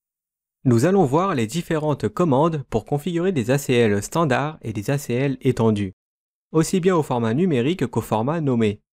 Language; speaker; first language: French; native; French